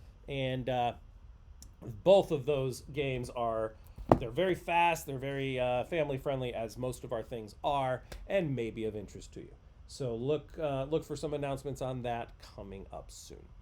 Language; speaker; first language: English; native; English